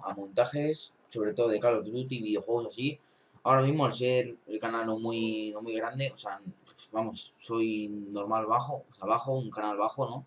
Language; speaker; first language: Spanish; native; Spanish